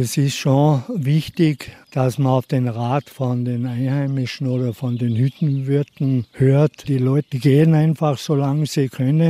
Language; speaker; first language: German; native; German